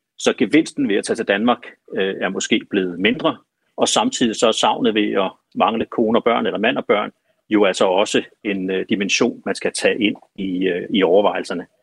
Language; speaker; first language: Danish; native; Danish